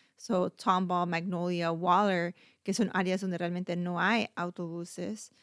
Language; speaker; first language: Spanish; early bilingual, heritage; Spanish